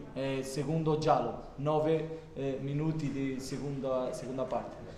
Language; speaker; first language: Italian; non-native, learner; Portuguese